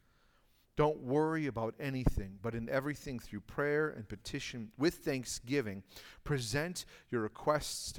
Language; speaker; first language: English; native; English